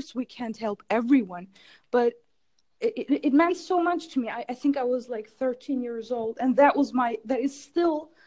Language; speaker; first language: English; non-native, fluent; German